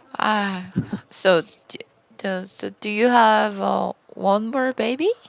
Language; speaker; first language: English; non-native, learner; Korean